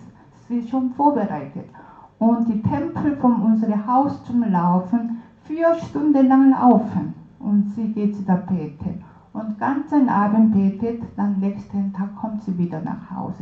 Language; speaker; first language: German; non-native, learner; Korean